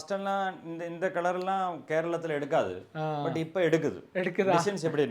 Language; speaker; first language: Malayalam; non-native, local second language; Tamil